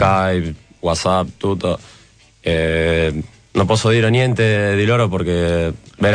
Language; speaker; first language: Italian; non-native, fluent; Spanish